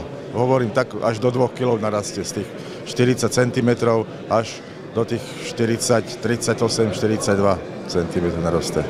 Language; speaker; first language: Slovak; native; Slovak